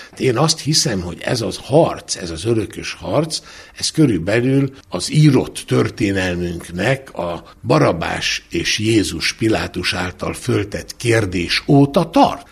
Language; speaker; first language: Hungarian; native; Hungarian